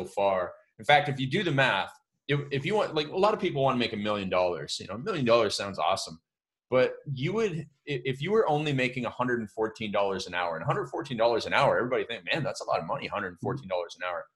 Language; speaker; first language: English; native; English